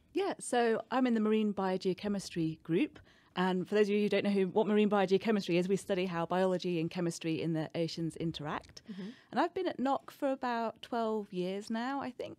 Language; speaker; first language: English; native; English